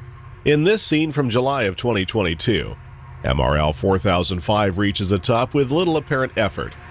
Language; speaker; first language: English; native; English